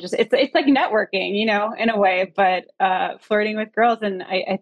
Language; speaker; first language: English; native; English